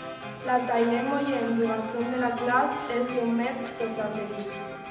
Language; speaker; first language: French; non-native, learner; Spanish